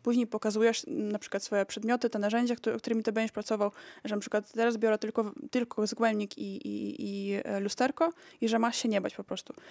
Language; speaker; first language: Polish; early bilingual, heritage; Polish